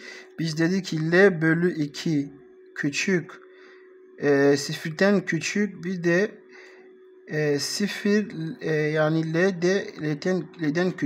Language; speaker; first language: Turkish; non-native, learner; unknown